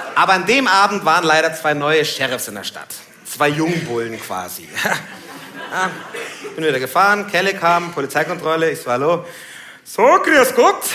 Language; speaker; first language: German; early bilingual, other home language; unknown